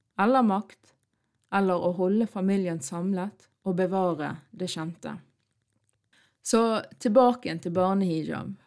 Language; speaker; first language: Norwegian; early bilingual, other home language; Arabic